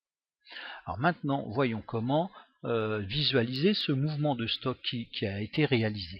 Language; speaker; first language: French; native; French